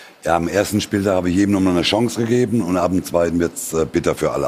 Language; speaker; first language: German; native; German